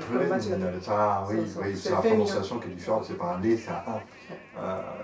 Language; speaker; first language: French; native; French